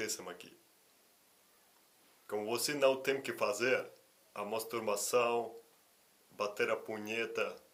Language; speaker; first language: Portuguese; non-native, fluent; Russian